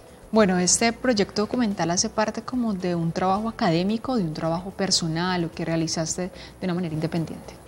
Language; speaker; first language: Spanish; native; Spanish